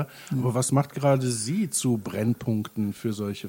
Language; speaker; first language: German; native; German